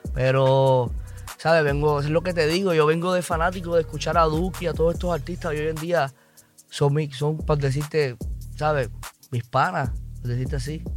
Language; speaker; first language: Spanish; native; Spanish